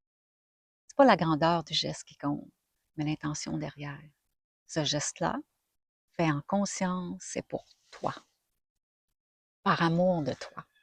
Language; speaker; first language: French; native; French